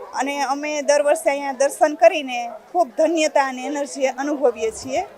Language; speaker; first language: Gujarati; native; Gujarati